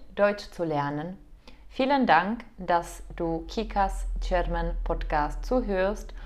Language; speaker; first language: German; non-native, fluent; Czech